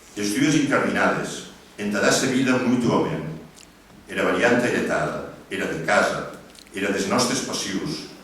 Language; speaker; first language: Catalan; non-native, local second language; Occitan